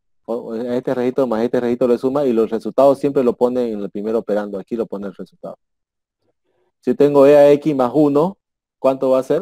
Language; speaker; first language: Spanish; native; Spanish